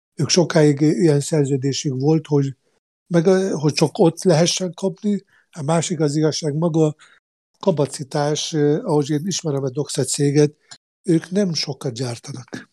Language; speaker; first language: Hungarian; non-native, fluent; Arabic